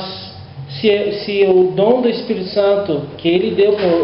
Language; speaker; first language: Portuguese; non-native, learner; English